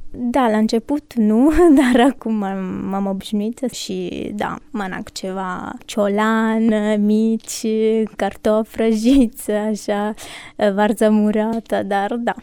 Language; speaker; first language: Romanian; non-native, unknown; Italian